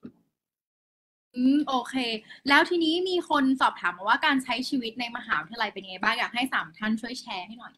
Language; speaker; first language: Thai; native; Thai